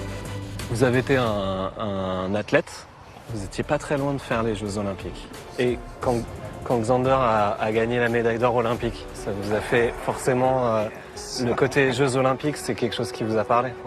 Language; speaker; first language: French; native; French